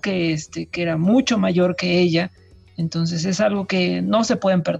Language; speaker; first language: Spanish; native; Spanish